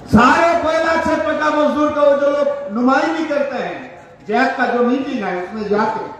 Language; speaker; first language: Hindi; non-native, local second language; Bangla